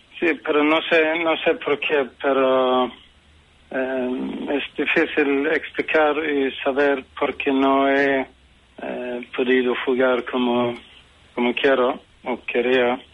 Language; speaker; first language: Spanish; non-native, fluent; Swedish